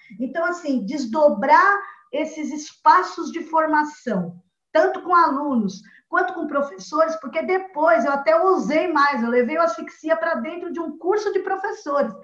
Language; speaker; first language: Portuguese; native; Portuguese